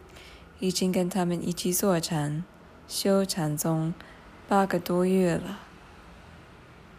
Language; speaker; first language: Chinese; non-native, fluent; English